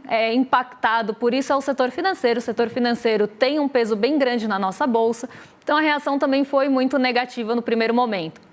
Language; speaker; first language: Portuguese; native; Portuguese